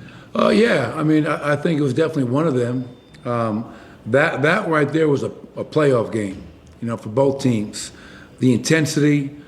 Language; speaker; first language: English; native; English